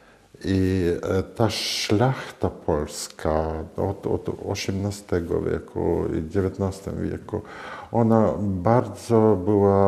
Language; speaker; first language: Polish; non-native, fluent; Latvian